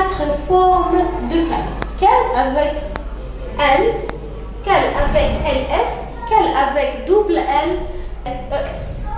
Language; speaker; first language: French; non-native, fluent; Arabic